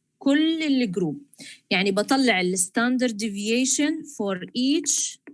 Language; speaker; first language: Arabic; native; Arabic